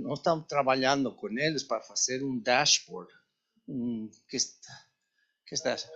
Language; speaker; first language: Portuguese; non-native, learner; Spanish